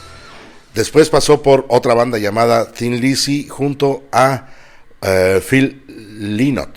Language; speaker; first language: Spanish; native; Spanish